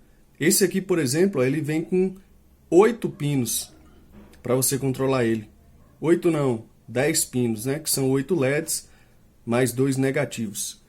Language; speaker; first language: Portuguese; native; Portuguese